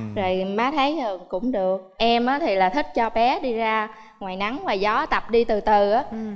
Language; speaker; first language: Vietnamese; native; Vietnamese